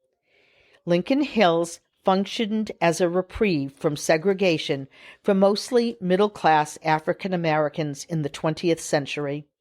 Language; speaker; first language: English; native; English